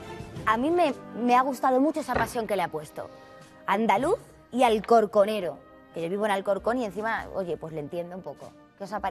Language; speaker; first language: Spanish; native; Spanish